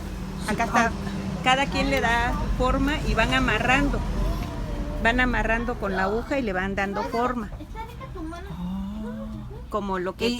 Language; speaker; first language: Spanish; native; Spanish